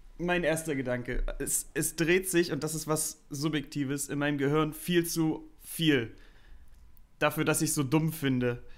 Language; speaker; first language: German; native; German